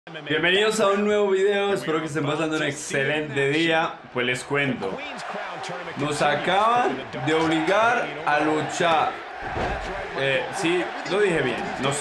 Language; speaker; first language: Spanish; native; Spanish